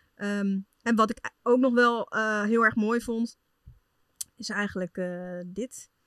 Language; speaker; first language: Dutch; native; Dutch